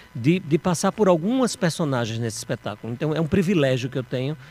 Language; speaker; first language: Portuguese; native; Portuguese